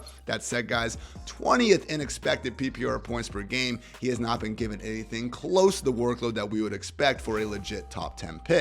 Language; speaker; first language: English; native; English